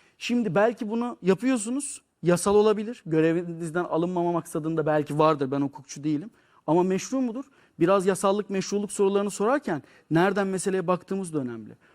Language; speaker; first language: Turkish; native; Turkish